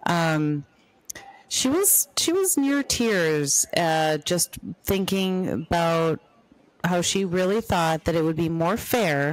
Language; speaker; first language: English; native; English